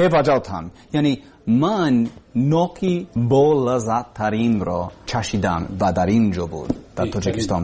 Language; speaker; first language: Persian; non-native, learner; English